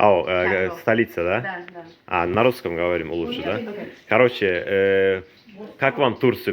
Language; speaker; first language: Russian; non-native, learner; Turkish